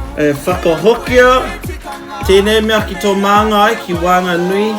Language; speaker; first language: Māori; native; Māori